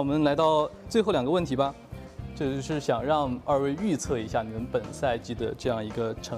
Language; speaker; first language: Chinese; native; Chinese